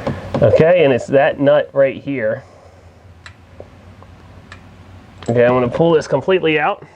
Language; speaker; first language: English; native; English